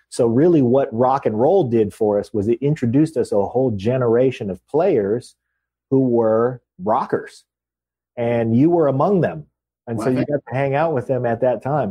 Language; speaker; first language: English; native; English